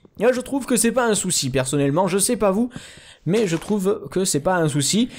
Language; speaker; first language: French; native; French